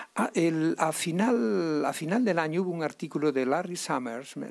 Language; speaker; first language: Spanish; native; Spanish